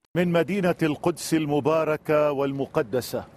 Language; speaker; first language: Arabic; native; Arabic